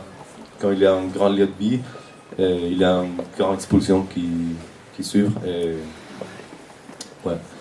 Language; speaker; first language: French; non-native, fluent; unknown